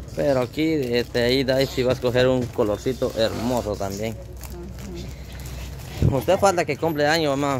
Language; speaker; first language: Spanish; native; Spanish